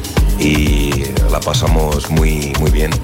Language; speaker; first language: Spanish; non-native, learner; French